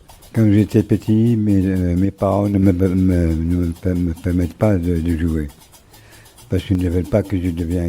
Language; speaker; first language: French; non-native, local second language; Arabic